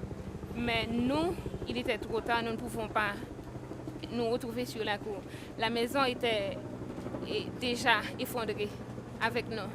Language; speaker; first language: French; non-native, local second language; Haitian Creole